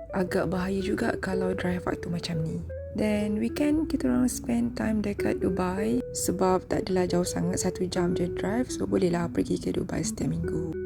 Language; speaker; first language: Malay; native; Malay